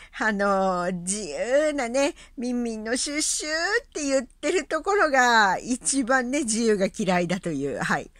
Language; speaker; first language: Japanese; native; Japanese